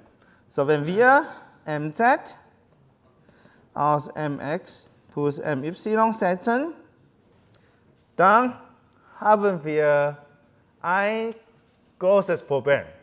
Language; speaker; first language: German; non-native, fluent; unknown